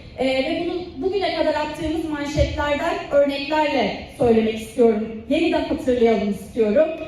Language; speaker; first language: Turkish; native; Turkish